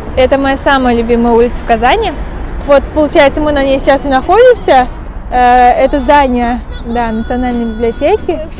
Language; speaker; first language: Russian; native; Russian